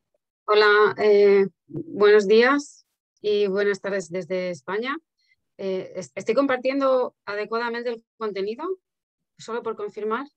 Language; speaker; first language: Spanish; native; Spanish